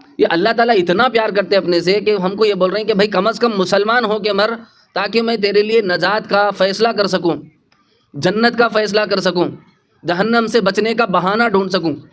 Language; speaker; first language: Urdu; native; Urdu